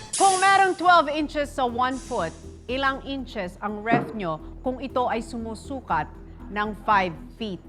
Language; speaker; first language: Filipino; native; Filipino